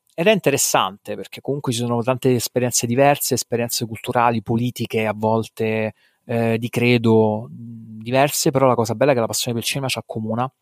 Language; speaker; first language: Italian; native; Italian